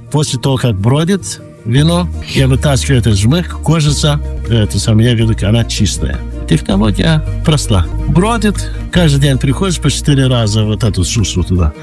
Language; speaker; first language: Ukrainian; non-native, local second language; Romanian